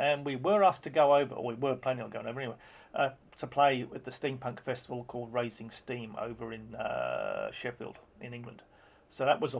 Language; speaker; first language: English; native; English